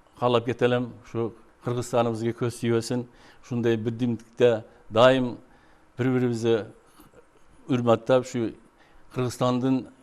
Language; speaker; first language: Kyrgyz; non-native, local second language; Uyghur